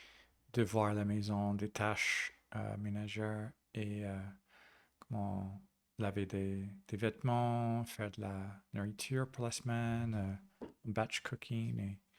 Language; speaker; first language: French; non-native, learner; English